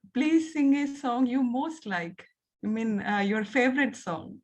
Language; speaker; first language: English; non-native, local second language; Malayalam